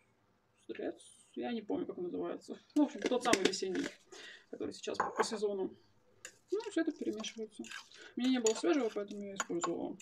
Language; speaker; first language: Russian; native; Russian